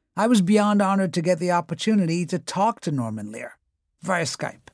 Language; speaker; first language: English; native; English